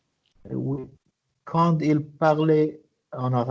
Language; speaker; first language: French; non-native, learner; Arabic